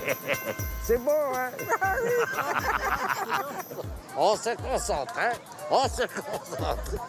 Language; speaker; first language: French; native; French